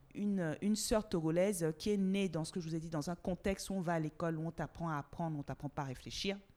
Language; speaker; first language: French; native; French